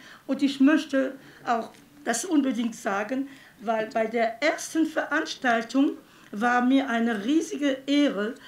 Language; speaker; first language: German; non-native, fluent; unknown